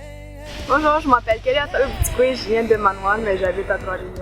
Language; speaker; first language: French; non-native, local second language; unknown